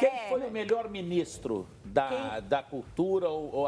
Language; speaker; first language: Portuguese; native; Portuguese